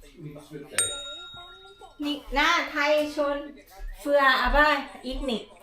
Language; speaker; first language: German; non-native, learner; Thai